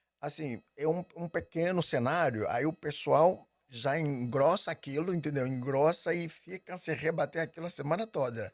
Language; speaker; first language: Portuguese; native; Portuguese